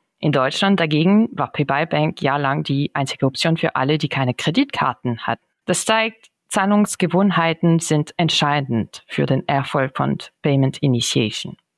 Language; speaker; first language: German; non-native, fluent; French